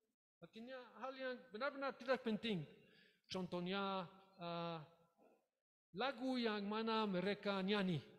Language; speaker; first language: Indonesian; non-native, learner; English